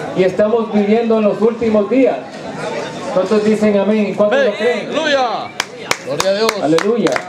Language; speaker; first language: Spanish; non-native, fluent; English